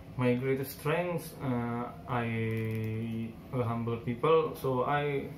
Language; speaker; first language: English; non-native, learner; Indonesian